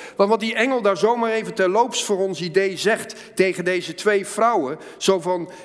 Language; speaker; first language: Dutch; native; Dutch